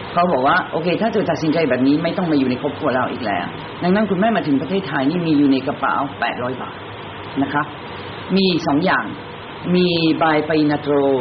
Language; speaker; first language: Thai; non-native, fluent; French